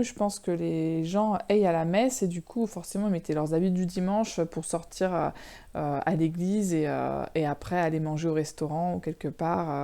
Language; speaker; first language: French; native; French